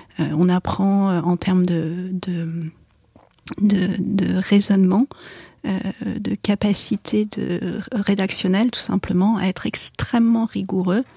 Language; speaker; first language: French; early bilingual, other home language; Chinese